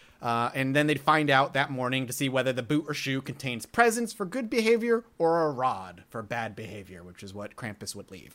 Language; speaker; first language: English; native; English